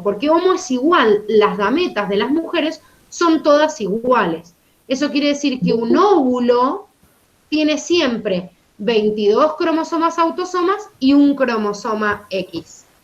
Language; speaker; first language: Spanish; native; Spanish